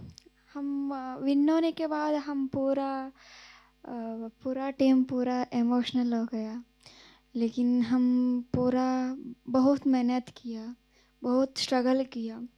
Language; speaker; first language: Hindi; non-native, local second language; Kannada